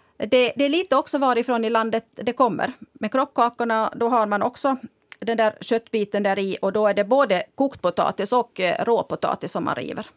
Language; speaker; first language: Swedish; native; Swedish